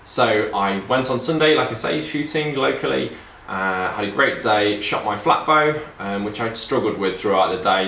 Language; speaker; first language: English; native; English